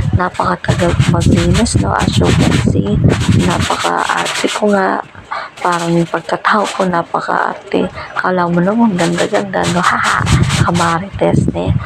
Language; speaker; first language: Filipino; non-native, local second language; Pampanga